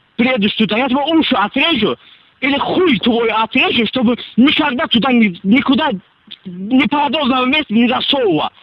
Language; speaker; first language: Russian; non-native, local second language; Azerbaijani